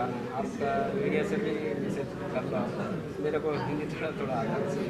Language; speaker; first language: Hindi; non-native, local second language; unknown